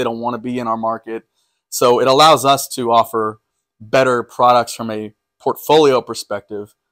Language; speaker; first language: English; native; English